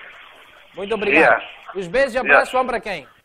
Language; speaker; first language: Portuguese; native; Portuguese